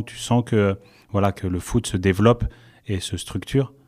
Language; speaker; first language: French; native; French